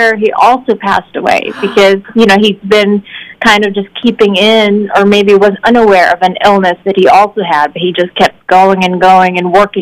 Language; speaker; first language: English; non-native, local second language; Filipino